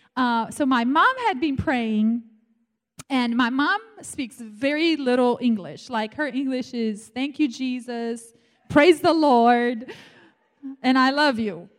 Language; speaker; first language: English; non-native, fluent; Romanian